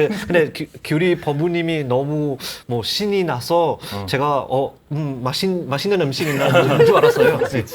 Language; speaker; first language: Korean; non-native, learner; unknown